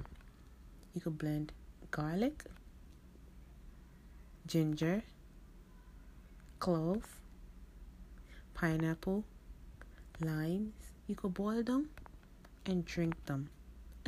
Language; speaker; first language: English; non-native, local second language; Akan